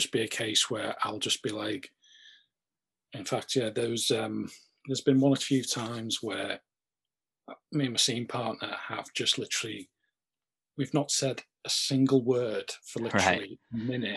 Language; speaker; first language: English; native; English